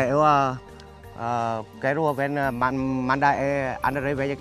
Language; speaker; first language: Portuguese; non-native, learner; Vietnamese